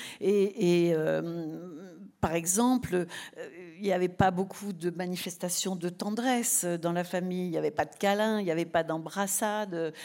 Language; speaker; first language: French; native; French